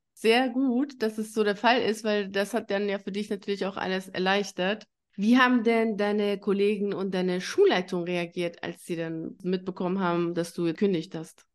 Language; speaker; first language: German; native; German